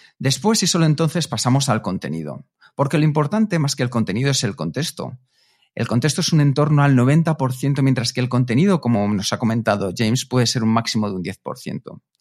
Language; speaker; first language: Spanish; native; Spanish